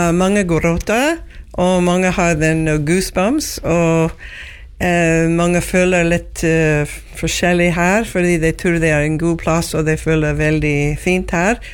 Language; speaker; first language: Norwegian; non-native, learner; English